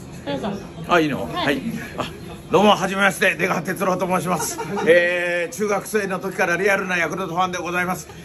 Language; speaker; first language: Japanese; native; Japanese